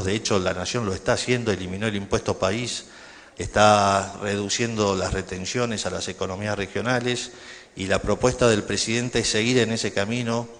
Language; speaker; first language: Spanish; native; Spanish